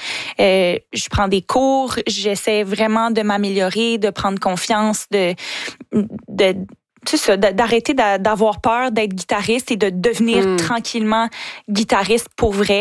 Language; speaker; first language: French; native; French